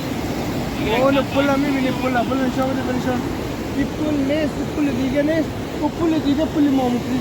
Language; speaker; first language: Persian; native; Persian